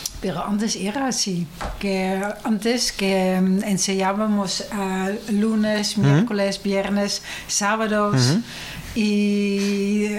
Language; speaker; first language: Spanish; non-native, fluent; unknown